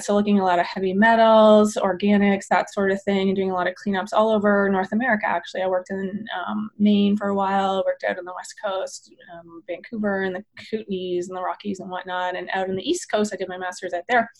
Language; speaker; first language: English; native; English